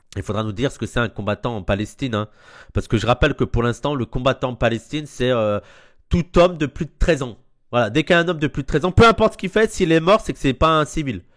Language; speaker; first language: French; native; French